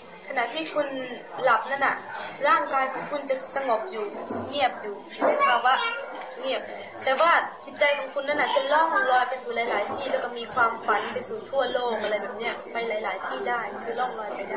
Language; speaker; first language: Thai; native; Thai